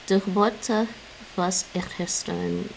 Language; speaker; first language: Dutch; non-native, learner; English